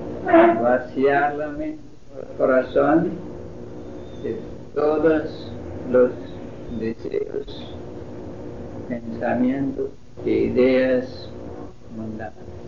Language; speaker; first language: Spanish; non-native, fluent; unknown